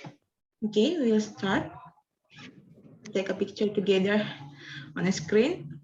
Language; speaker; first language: English; non-native, fluent; Indonesian